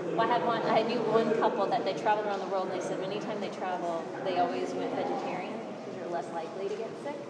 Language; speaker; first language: English; native; English